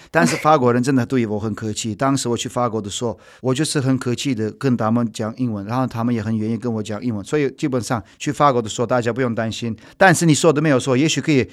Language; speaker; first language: Chinese; non-native, fluent; Turkish